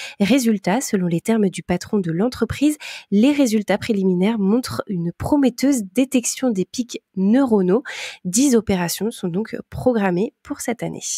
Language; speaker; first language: French; native; French